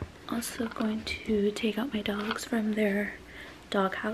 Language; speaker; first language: English; early bilingual, other home language; Spanish